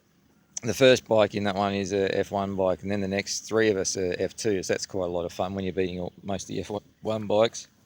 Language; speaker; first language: English; native; English